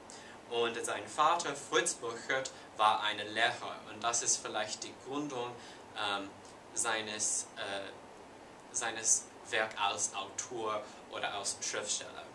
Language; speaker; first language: German; non-native, learner; English